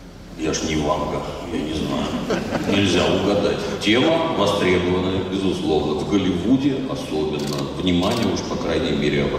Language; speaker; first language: Russian; native; Russian